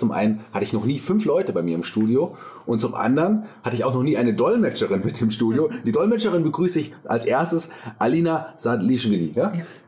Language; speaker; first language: German; native; German